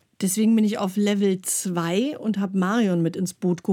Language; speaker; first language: German; native; German